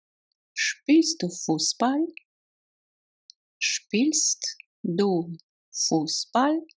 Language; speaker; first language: German; non-native, fluent; Russian